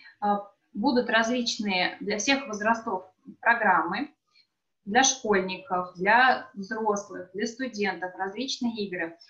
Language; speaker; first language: Russian; native; Russian